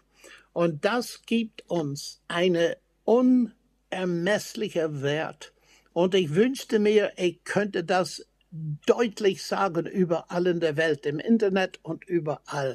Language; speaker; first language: German; non-native, fluent; English